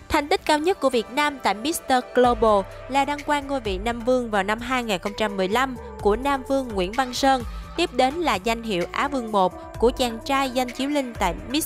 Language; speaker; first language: Vietnamese; native; Vietnamese